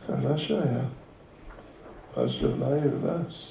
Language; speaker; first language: Russian; non-native, learner; English